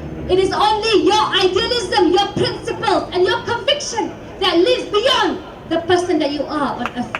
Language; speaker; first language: English; non-native, local second language; Malay